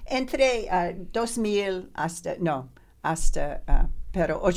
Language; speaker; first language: Spanish; non-native, learner; English